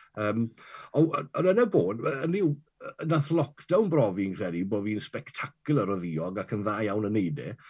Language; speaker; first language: Welsh; native; Welsh